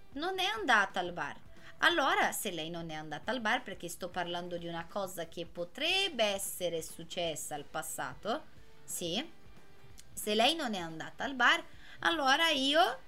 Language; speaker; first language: Italian; non-native, fluent; Portuguese